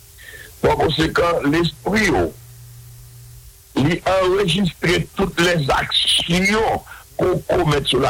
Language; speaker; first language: French; non-native, local second language; Haitian Creole